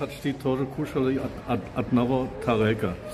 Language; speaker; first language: Russian; non-native, learner; German